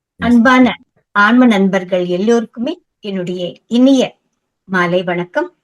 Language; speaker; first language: Tamil; non-native, local second language; Telugu